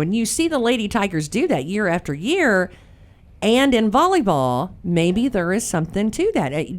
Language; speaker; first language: English; native; English